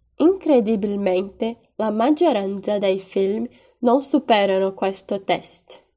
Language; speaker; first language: Italian; non-native, fluent; Portuguese